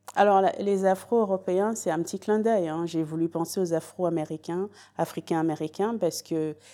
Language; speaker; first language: French; native; French